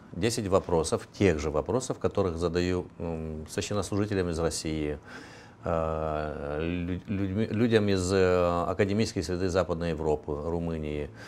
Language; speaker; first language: Russian; non-native, local second language; Romanian